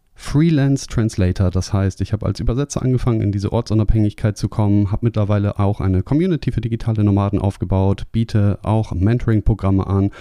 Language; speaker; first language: German; native; German